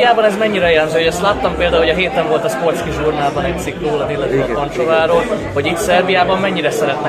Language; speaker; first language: Hungarian; native; Hungarian